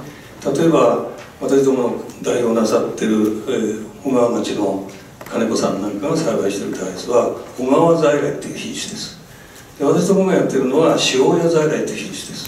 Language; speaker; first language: Japanese; native; Japanese